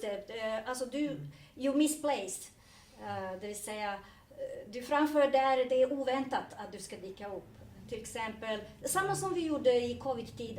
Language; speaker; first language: Swedish; non-native, fluent; Serbian